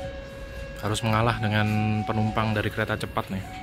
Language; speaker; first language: Indonesian; native; Indonesian